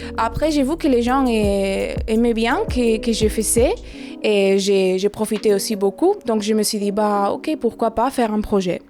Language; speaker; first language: French; non-native, fluent; Spanish